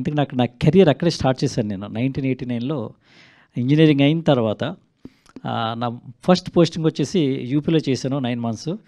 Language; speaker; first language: Telugu; native; Telugu